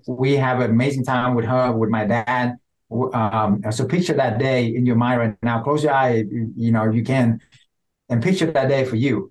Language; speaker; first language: English; non-native, fluent; Vietnamese